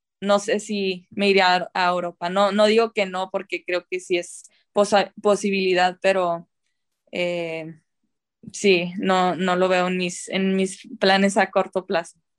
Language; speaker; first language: Spanish; early bilingual, heritage; Spanish